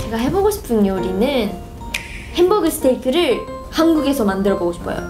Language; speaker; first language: Korean; non-native, fluent; Japanese